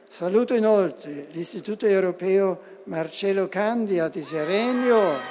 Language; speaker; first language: Italian; non-native, fluent; German